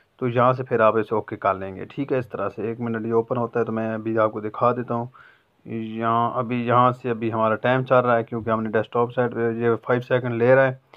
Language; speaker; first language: Urdu; non-native, local second language; Punjabi